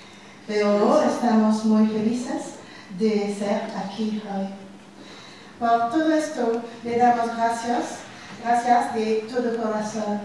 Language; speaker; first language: Spanish; non-native, learner; French